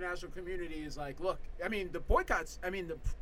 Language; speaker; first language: English; native; English